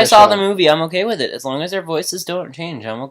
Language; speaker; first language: English; native; English